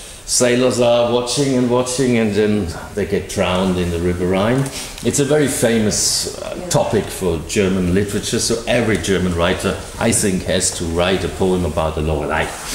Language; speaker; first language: English; non-native, fluent; German